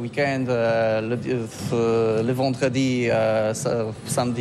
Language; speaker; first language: French; non-native, learner; Polish